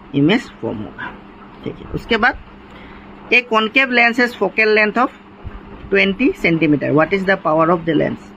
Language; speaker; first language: Hindi; non-native, local second language; Assamese